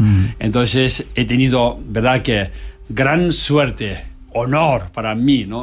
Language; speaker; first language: Spanish; non-native, learner; Tibetan